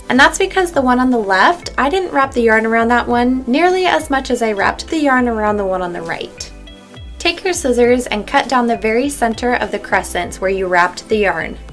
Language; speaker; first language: English; native; English